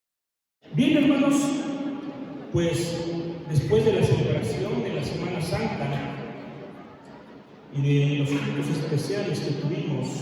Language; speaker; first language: Spanish; native; Spanish